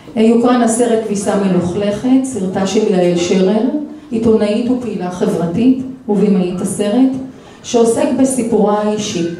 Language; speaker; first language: Hebrew; native; Hebrew